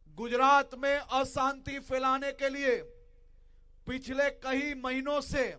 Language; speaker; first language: Hindi; non-native, local second language; Gujarati